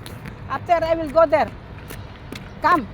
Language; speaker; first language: English; non-native, learner; Filipino